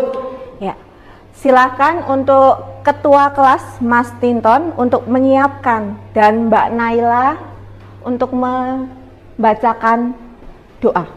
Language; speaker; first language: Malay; non-native, local second language; Javanese